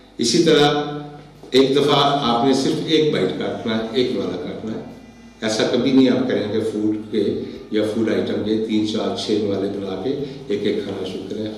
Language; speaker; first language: Urdu; non-native, local second language; Pahari-Potwari